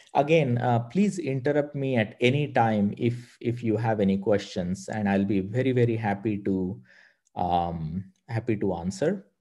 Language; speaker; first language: English; non-native, local second language; Marathi